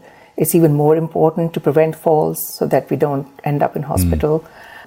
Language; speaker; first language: English; non-native, local second language; Urdu